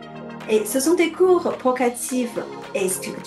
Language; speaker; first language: French; non-native, fluent; Chinese